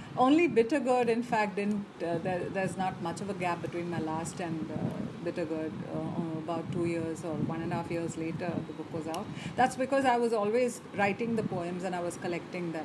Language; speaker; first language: English; non-native, local second language; Malayalam